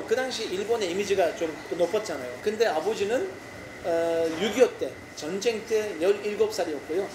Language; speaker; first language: Korean; non-native, fluent; Turkish